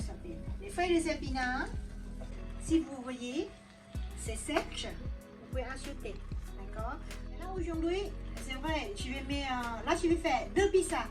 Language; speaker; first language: French; non-native, learner; Thai